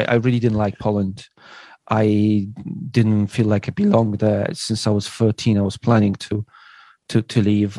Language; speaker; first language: English; non-native, fluent; Polish